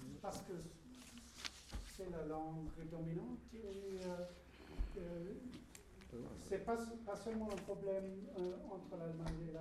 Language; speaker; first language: French; non-native, fluent; German